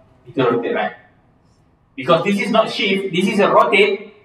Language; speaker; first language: English; non-native, local second language; Malay